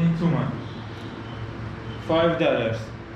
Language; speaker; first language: English; non-native, learner; Persian